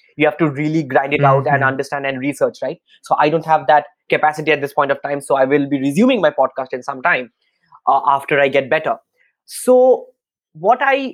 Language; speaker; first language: English; non-native, local second language; Bangla